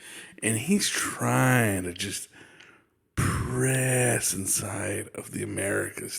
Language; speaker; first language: English; native; English